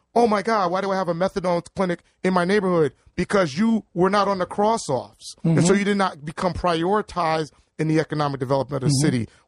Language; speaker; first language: English; native; English